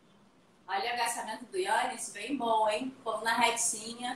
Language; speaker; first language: Portuguese; native; Portuguese